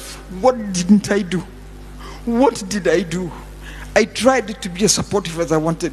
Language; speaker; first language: English; non-native, local second language; Swahili